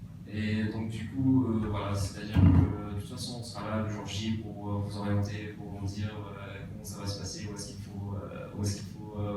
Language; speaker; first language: French; native; French